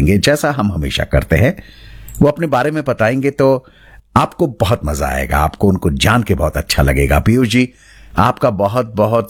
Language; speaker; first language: Hindi; native; Hindi